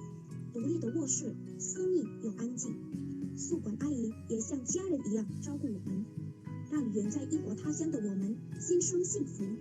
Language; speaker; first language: Chinese; non-native, fluent; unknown